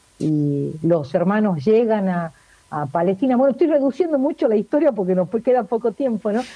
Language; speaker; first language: Spanish; native; Spanish